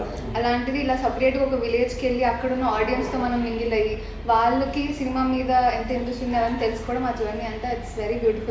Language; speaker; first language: Telugu; native; Telugu